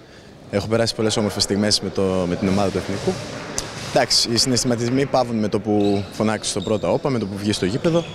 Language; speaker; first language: Greek; native; Greek